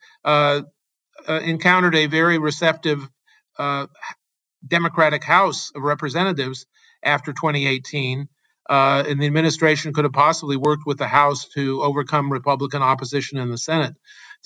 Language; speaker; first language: English; native; English